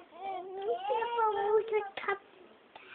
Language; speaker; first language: English; native; English